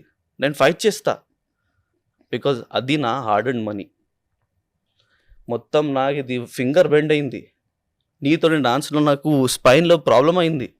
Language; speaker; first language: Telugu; non-native, local second language; Urdu